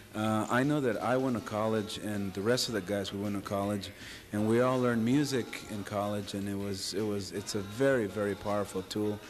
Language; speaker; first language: English; early bilingual, other home language; Spanish